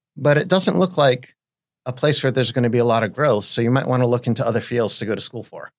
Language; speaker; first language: English; native; English